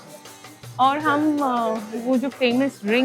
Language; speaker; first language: Hindi; native; Hindi